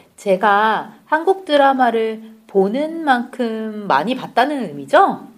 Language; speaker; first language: Korean; native; Korean